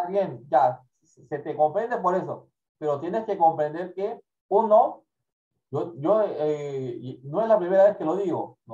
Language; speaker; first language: Spanish; native; Spanish